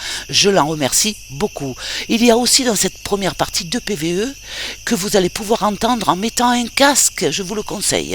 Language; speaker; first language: French; native; French